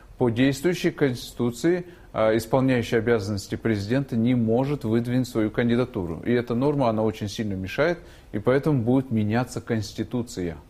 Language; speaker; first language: Russian; non-native, local second language; Kyrgyz